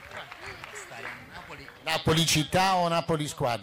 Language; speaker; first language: Italian; native; Italian